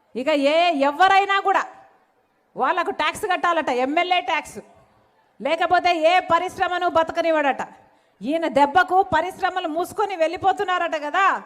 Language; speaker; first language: Telugu; native; Telugu